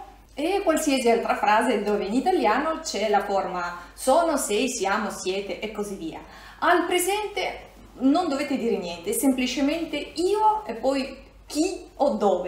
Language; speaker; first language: Italian; non-native, fluent; Russian